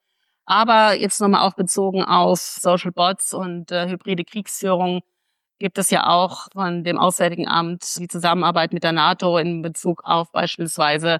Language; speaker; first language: German; native; German